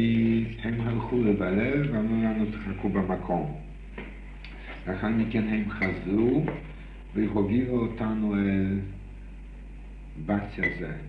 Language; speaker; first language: Hebrew; non-native, fluent; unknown